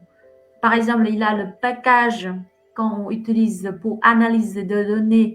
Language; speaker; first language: French; non-native, fluent; Vietnamese